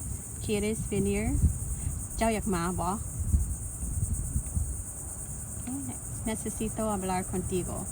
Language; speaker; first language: Spanish; non-native, learner; Lao